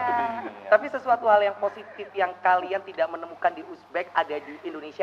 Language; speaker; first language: Indonesian; native; Indonesian